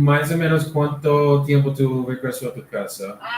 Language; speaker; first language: Spanish; non-native, learner; English